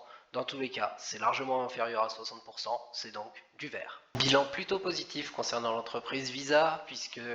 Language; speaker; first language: French; native; French